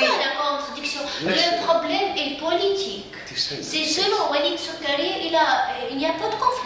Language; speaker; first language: French; non-native, local second language; Arabic